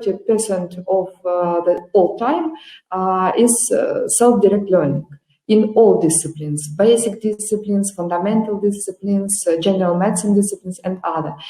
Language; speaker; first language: English; non-native, learner; Russian